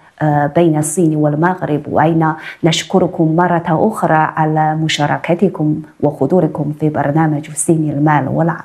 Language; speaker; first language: Arabic; non-native, fluent; Chinese